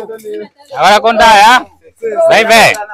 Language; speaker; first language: Portuguese; non-native, learner; Vietnamese